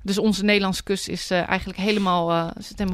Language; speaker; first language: Dutch; native; Dutch